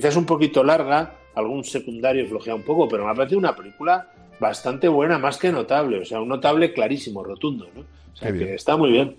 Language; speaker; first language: Spanish; native; Spanish